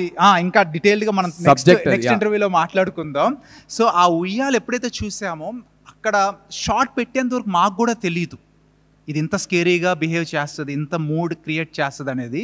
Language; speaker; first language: Telugu; native; Telugu